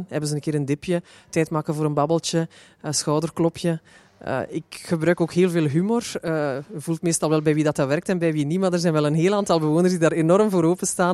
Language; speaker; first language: Dutch; native; Dutch